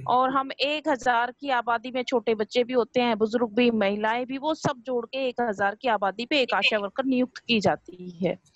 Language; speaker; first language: Hindi; native; Hindi